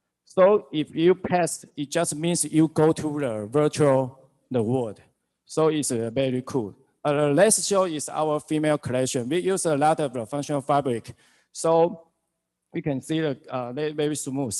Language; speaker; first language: English; non-native, learner; Chinese